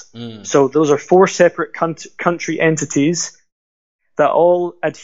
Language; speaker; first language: English; native; English